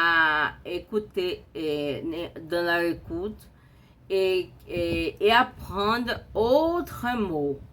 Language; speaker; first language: French; non-native, learner; Portuguese